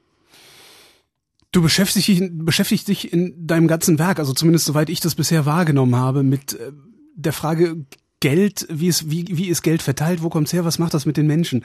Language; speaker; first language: German; native; German